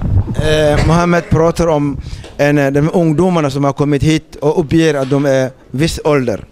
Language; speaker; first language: Swedish; non-native, fluent; Somali